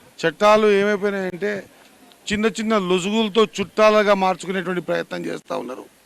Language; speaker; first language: Telugu; native; Telugu